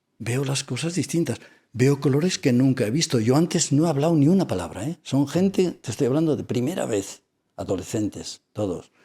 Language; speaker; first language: Spanish; non-native, local second language; Catalan